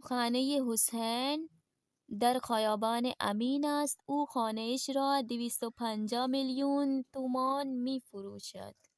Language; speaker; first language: Persian; non-native, fluent; Urdu